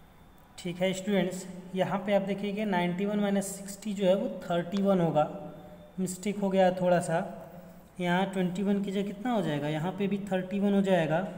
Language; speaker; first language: Hindi; native; Hindi